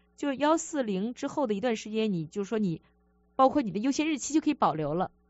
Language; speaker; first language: Chinese; native; Chinese